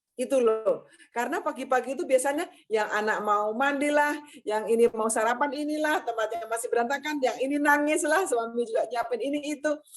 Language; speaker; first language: Indonesian; native; Indonesian